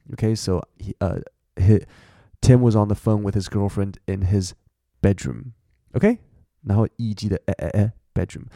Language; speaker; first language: English; non-native, fluent; Chinese